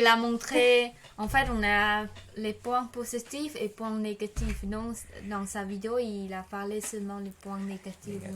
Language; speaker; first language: French; non-native, learner; Khmer